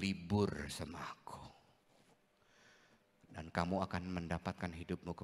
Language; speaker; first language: Indonesian; native; Indonesian